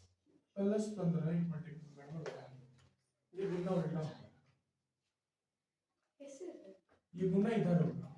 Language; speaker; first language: Hindi; native; Hindi